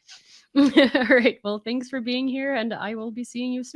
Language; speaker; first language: English; non-native, fluent; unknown